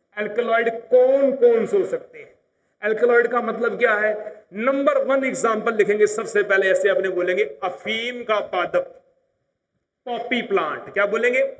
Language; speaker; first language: Hindi; native; Hindi